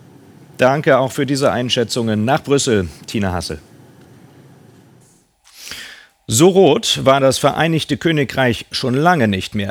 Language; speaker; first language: German; native; German